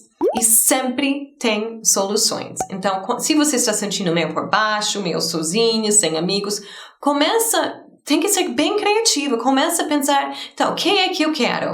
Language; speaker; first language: Portuguese; non-native, fluent; English